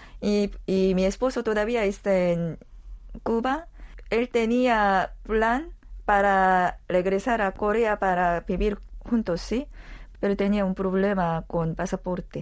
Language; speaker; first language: Spanish; non-native, learner; Korean